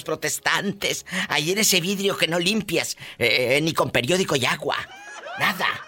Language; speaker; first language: Spanish; native; Spanish